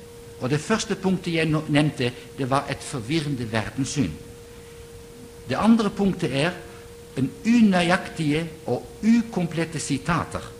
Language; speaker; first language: Norwegian; non-native, fluent; Dutch